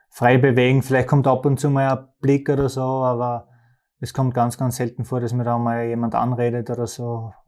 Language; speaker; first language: German; native; German